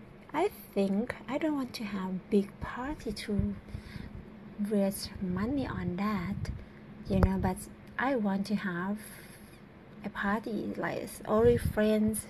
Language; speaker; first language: English; non-native, learner; Thai